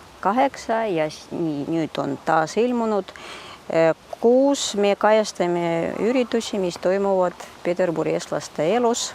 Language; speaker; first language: Estonian; early bilingual, heritage; Russian